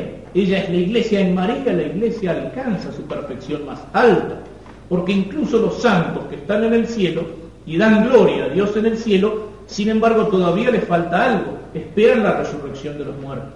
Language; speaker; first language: Spanish; native; Spanish